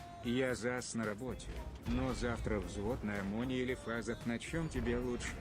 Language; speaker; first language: Russian; native; Russian